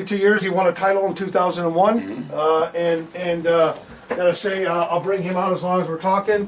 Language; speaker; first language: English; native; English